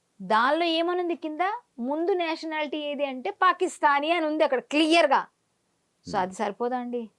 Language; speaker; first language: Telugu; native; Telugu